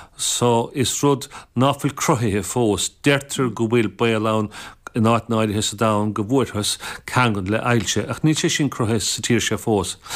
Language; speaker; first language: Irish; native; Irish